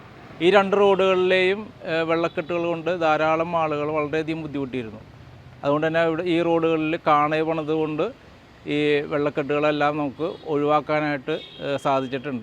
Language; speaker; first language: Malayalam; native; Malayalam